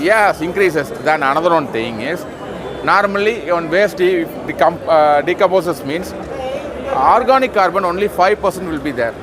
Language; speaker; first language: English; non-native, local second language; Tamil